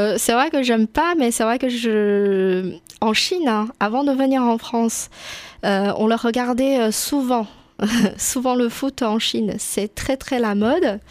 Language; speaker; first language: French; non-native, fluent; Chinese